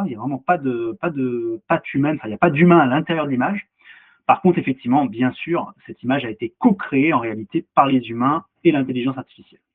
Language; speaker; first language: French; native; French